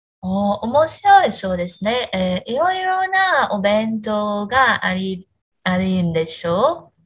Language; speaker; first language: Japanese; non-native, learner; Vietnamese